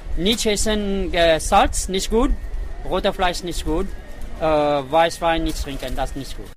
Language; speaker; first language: German; non-native, learner; Morisyen